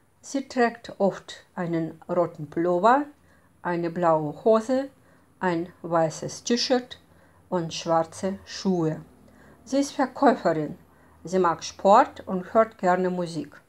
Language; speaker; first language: German; non-native, fluent; Russian